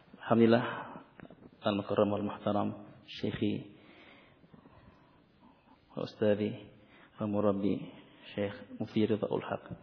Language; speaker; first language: Arabic; non-native, learner; Indonesian